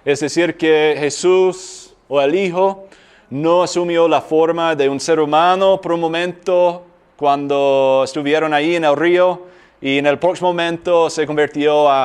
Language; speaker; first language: Spanish; non-native, fluent; English